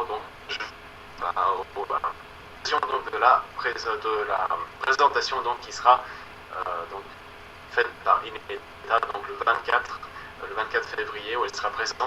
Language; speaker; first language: French; native; French